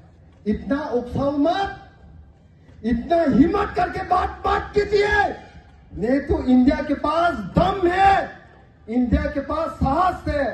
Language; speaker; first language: Hindi; non-native, local second language; Kok Borok